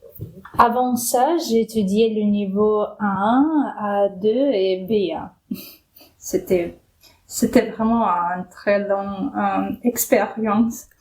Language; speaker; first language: French; non-native, fluent; Ukrainian